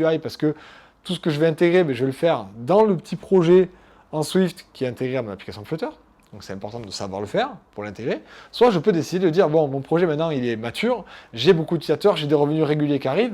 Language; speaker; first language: French; native; French